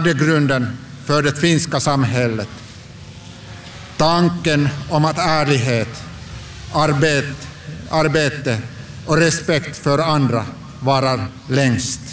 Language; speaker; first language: Swedish; non-native, local second language; Finnish